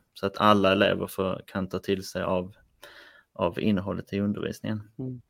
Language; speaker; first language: Swedish; native; Swedish